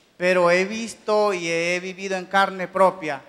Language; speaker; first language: Spanish; native; Spanish